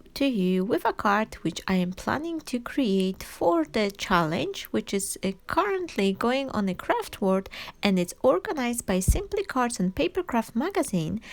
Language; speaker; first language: English; non-native, fluent; Polish